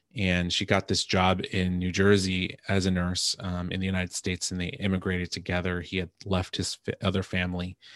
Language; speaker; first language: English; native; English